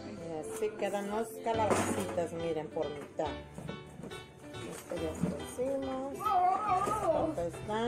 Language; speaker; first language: Spanish; native; Spanish